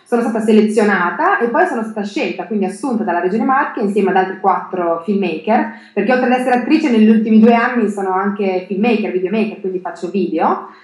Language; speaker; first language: Italian; native; Italian